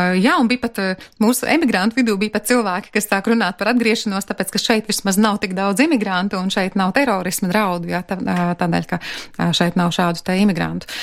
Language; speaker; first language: Latvian; native; Latvian